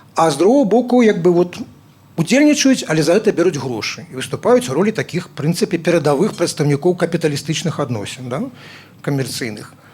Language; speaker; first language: Belarusian; non-native, local second language; Russian